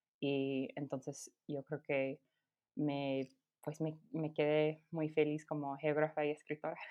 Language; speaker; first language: Spanish; non-native, fluent; English